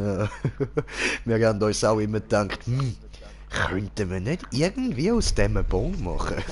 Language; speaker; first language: German; native; German